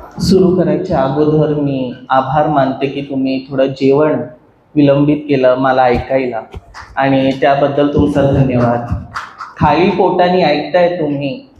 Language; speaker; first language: Marathi; non-native, local second language; Hindi